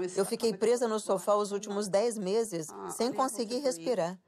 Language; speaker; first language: Portuguese; non-native, fluent; English